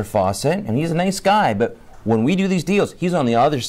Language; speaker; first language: English; native; English